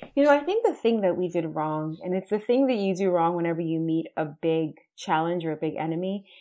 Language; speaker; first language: English; native; English